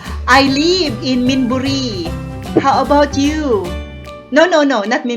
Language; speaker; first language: English; non-native, learner; Thai